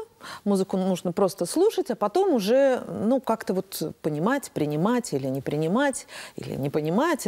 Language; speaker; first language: Russian; native; Russian